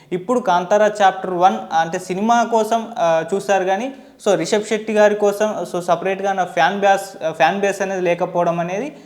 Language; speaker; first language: Telugu; native; Telugu